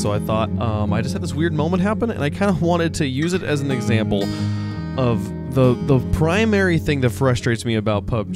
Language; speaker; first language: English; native; English